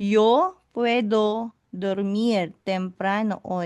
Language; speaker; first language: Spanish; non-native, learner; Filipino